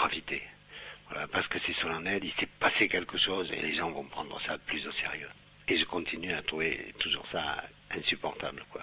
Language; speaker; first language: French; native; French